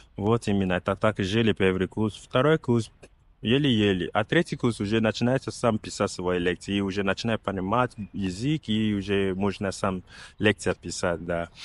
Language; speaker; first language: Russian; non-native, learner; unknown